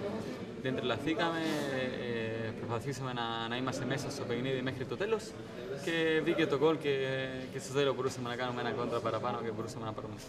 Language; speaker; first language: Greek; non-native, fluent; Spanish